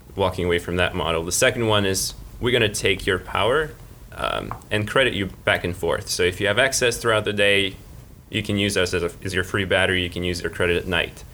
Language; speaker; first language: English; early bilingual, other home language; Russian